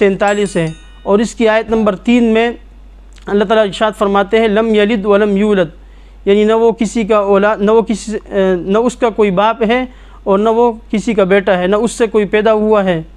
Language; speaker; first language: Urdu; native; Urdu